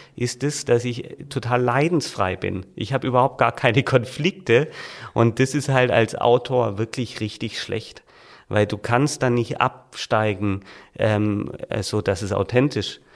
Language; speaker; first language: German; native; German